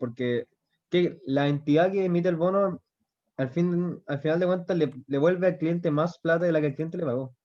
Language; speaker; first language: Spanish; native; Spanish